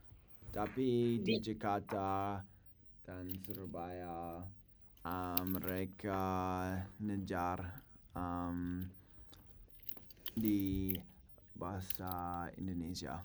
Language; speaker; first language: Indonesian; non-native, learner; English